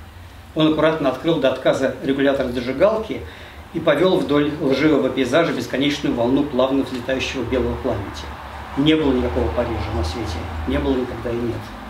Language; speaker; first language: Russian; native; Russian